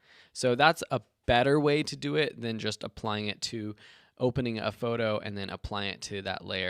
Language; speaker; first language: English; native; English